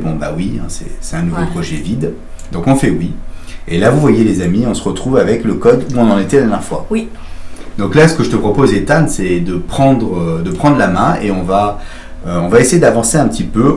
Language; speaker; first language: French; native; French